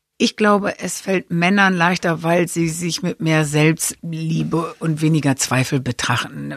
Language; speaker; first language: German; native; German